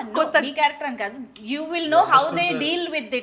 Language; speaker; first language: Telugu; native; Telugu